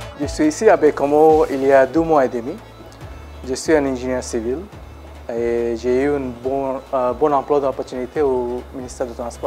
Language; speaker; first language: French; non-native, learner; Bangla